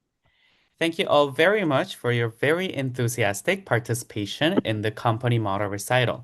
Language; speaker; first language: English; non-native, fluent; Korean